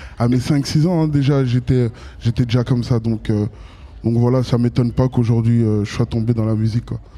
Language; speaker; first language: French; native; French